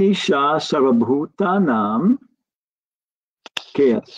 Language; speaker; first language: Spanish; non-native, learner; English